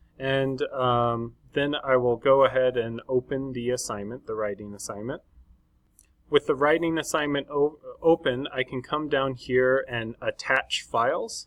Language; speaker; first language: English; native; English